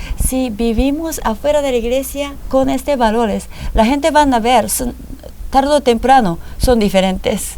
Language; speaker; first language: Spanish; non-native, fluent; Japanese